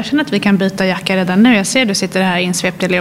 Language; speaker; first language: Swedish; native; Swedish